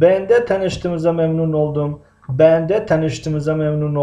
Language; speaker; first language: Turkish; non-native, fluent; Tajik